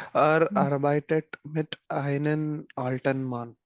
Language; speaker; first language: German; non-native, learner; Malayalam